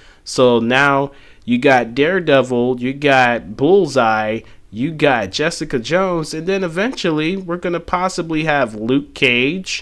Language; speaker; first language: English; native; English